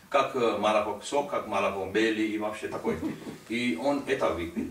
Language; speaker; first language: Russian; non-native, learner; Hindi